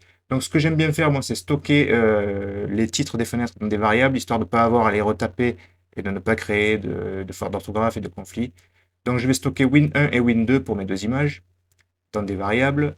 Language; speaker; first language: French; native; French